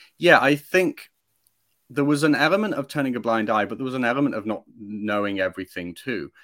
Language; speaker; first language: English; native; English